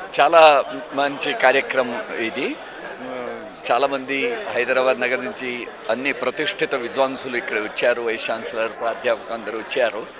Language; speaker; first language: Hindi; non-native, local second language; Kannada